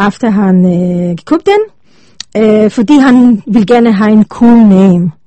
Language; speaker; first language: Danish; non-native, learner; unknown